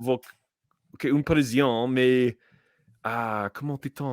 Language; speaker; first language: French; non-native, learner; English